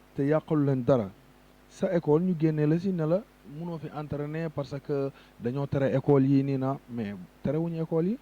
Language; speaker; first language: Wolof; native; Wolof